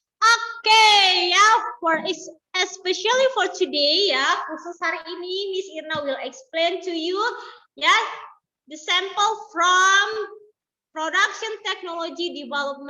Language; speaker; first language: English; non-native, learner; Indonesian